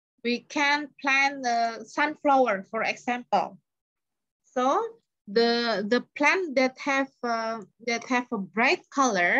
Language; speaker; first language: English; non-native, fluent; Indonesian